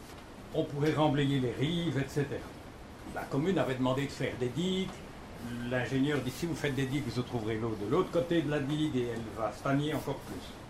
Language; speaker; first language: French; native; French